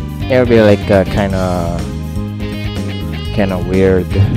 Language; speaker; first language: English; non-native, local second language; Filipino